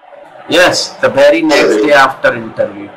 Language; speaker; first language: English; non-native, local second language; Hindi